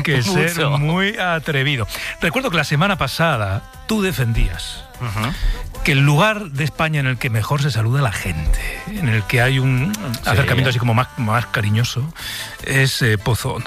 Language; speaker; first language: Spanish; native; Spanish